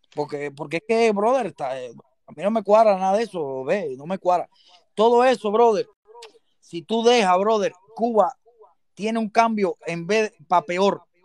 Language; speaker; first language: Spanish; native; Spanish